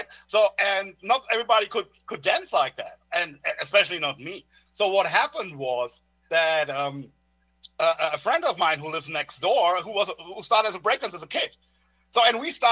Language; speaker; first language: English; non-native, fluent; German